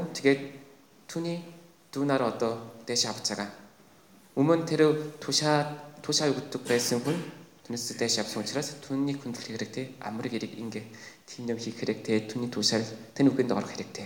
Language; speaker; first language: Mongolian; non-native, fluent; Korean